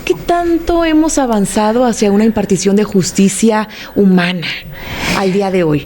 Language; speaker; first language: Spanish; native; Spanish